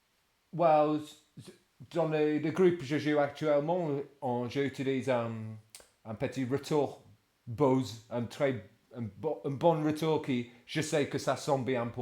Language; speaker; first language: French; non-native, fluent; English